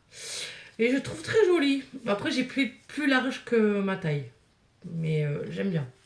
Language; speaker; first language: French; native; French